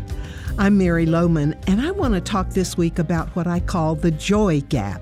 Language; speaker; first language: English; native; English